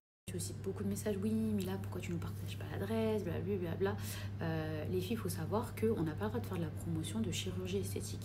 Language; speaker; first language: French; native; French